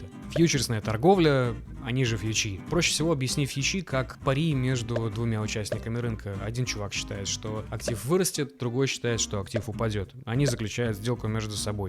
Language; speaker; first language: Russian; native; Russian